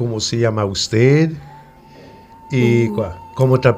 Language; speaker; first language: Spanish; non-native, fluent; French